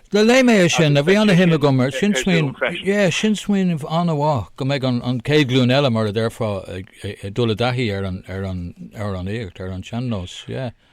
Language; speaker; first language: Irish; non-native, local second language; English